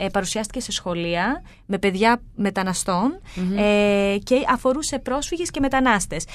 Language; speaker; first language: Greek; early bilingual, other home language; Albanian